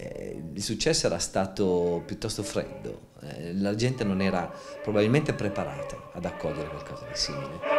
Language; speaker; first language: Italian; native; Italian